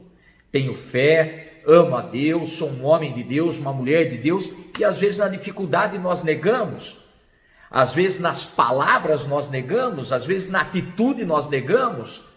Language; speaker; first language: Portuguese; native; Portuguese